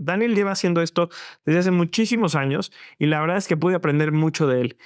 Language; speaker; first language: Spanish; native; Spanish